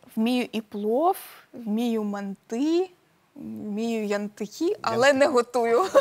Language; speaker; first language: Ukrainian; non-native, local second language; Crimean Tatar